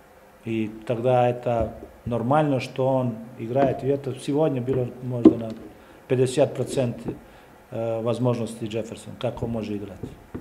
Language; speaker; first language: Russian; non-native, learner; Serbian